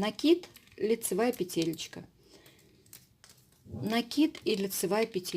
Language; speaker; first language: Russian; native; Russian